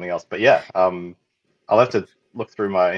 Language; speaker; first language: English; native; English